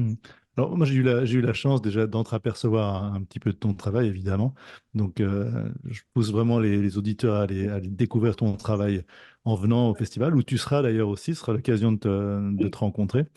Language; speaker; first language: French; native; French